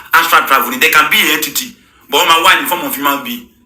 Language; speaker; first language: English; non-native, local second language; Yoruba